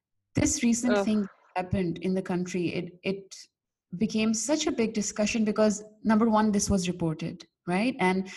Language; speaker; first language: English; non-native, local second language; Urdu